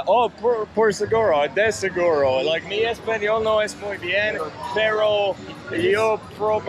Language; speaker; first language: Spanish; non-native, learner; English